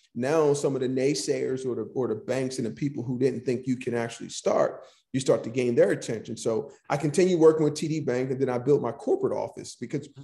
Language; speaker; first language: English; native; English